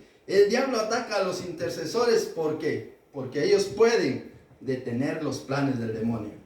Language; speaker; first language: Spanish; native; Spanish